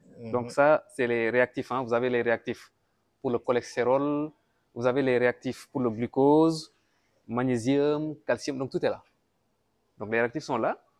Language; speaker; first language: French; non-native, local second language; Wolof